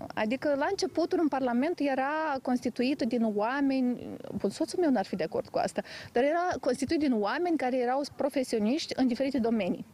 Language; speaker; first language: Romanian; native; Romanian